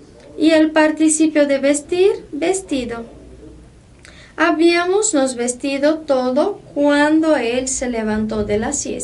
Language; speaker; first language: Spanish; non-native, fluent; Portuguese